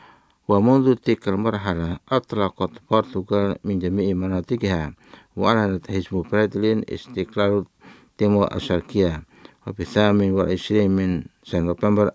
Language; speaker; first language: Arabic; non-native, fluent; Indonesian